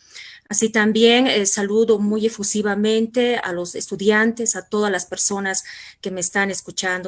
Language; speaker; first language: Spanish; native; Spanish